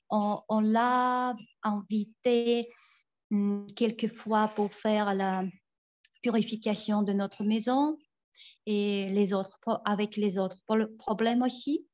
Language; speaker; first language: French; non-native, fluent; Tuvinian